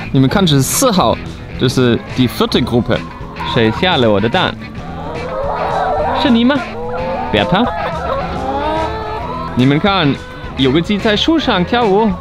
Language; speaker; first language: Chinese; non-native, fluent; German